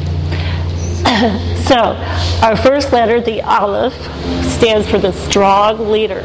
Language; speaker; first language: English; native; English